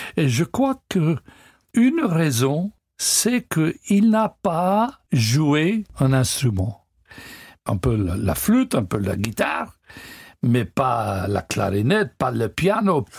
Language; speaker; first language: French; non-native, learner; English